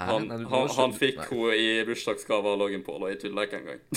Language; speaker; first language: Norwegian; native; Norwegian